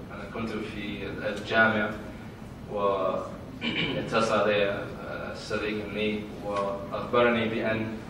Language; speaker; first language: Arabic; non-native, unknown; English